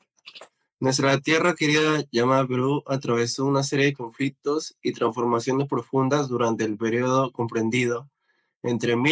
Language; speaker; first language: Spanish; native; Spanish